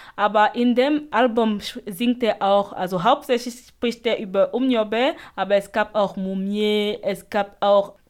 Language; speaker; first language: German; non-native, fluent; Basaa